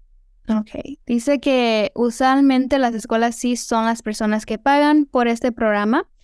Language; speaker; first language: Spanish; early bilingual, heritage; Spanish